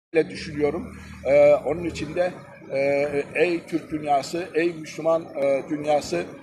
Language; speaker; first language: Turkish; early bilingual, heritage; Turkish